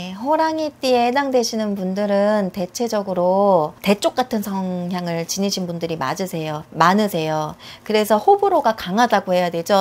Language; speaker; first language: Korean; native; Korean